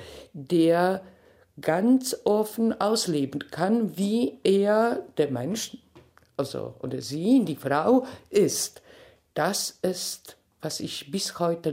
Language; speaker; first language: German; non-native, fluent; Polish